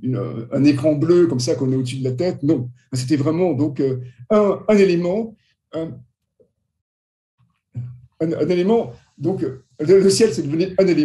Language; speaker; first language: French; native; French